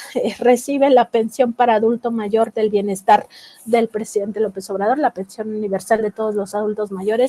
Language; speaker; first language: Spanish; native; Spanish